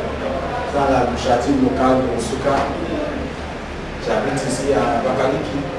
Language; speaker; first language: French; non-native, learner; Igbo